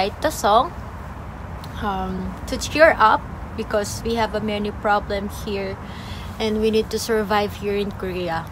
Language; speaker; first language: English; non-native, local second language; Filipino